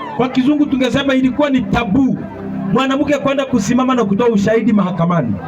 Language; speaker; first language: Swahili; non-native, local second language; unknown